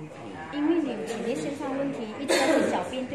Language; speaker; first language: Chinese; native; Chinese